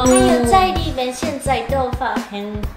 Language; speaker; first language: Chinese; non-native, learner; Japanese